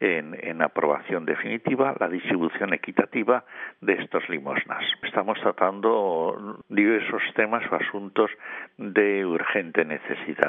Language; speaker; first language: Spanish; native; Spanish